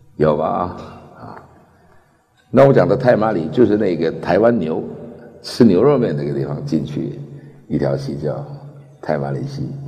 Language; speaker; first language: Chinese; non-native, local second language; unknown